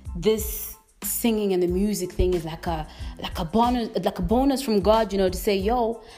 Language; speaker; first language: English; non-native, local second language; Nyanja